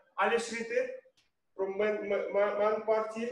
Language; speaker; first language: English; non-native, learner; Russian